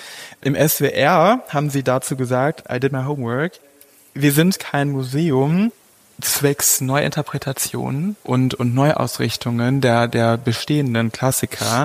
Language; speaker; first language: German; native; German